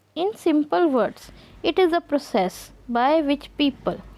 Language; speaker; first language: English; non-native, local second language; Punjabi